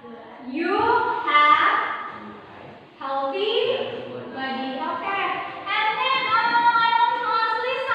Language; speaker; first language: English; non-native, learner; Indonesian